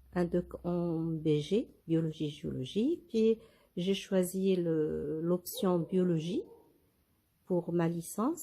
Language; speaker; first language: French; non-native, local second language; Arabic